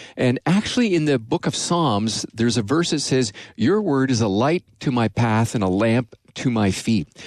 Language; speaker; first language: English; native; English